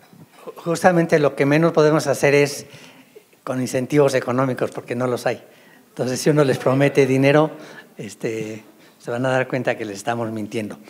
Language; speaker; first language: Spanish; native; Spanish